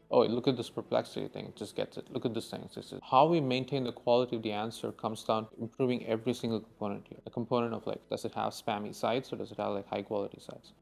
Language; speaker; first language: English; non-native, local second language; Tamil